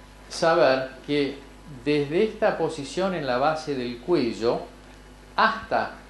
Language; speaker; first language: Spanish; native; Spanish